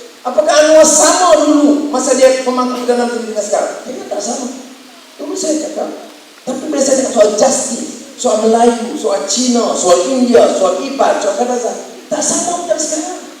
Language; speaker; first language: Malay; native; Malay